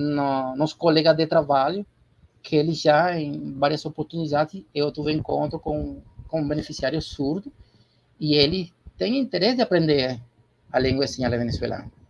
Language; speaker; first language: Portuguese; non-native, learner; Spanish